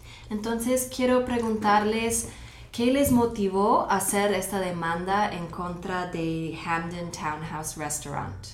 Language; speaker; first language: Spanish; non-native, fluent; English